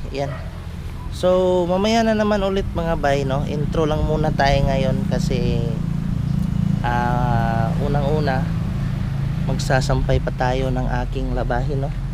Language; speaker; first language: Filipino; non-native, local second language; Cebuano